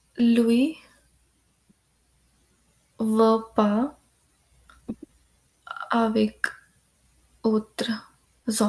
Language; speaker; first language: French; non-native, learner; Hindi